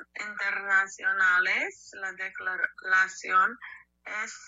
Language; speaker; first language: Spanish; non-native, learner; English